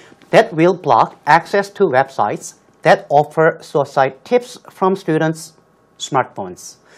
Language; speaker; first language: English; non-native, fluent; Korean